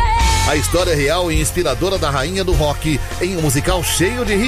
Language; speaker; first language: Portuguese; native; Portuguese